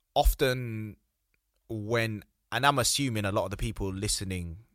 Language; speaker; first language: English; native; English